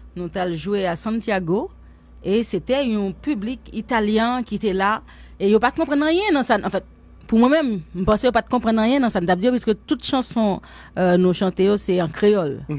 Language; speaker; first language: French; non-native, local second language; Haitian Creole